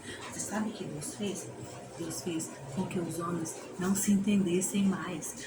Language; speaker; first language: Portuguese; native; Portuguese